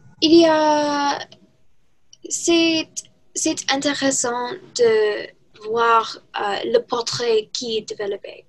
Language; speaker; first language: French; non-native, learner; English